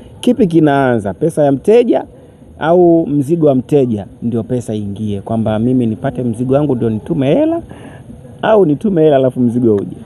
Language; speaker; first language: Swahili; native; Swahili